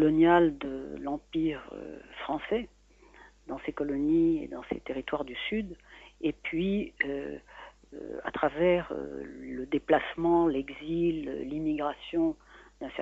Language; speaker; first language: French; native; French